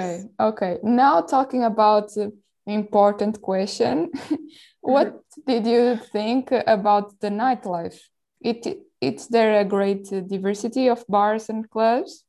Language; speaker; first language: English; non-native, local second language; Portuguese